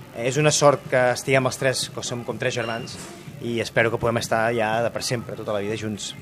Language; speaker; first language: Catalan; native; Catalan